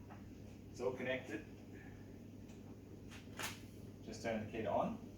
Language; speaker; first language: English; native; English